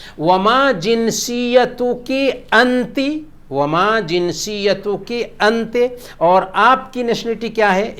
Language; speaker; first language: Urdu; native; Urdu